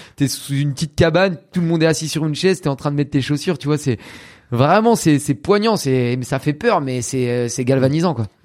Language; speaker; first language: French; native; French